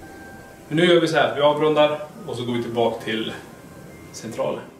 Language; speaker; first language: Swedish; native; Swedish